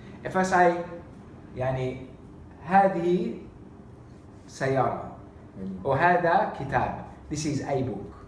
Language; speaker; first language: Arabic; non-native, fluent; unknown